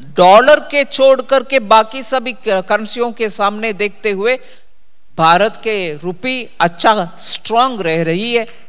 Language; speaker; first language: Hindi; non-native, local second language; Tamil